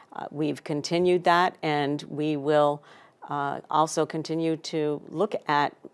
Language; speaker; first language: English; native; English